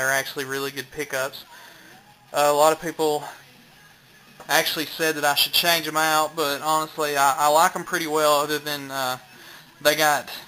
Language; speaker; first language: English; native; English